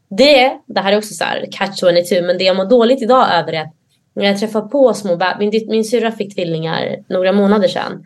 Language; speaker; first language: Swedish; early bilingual, other home language; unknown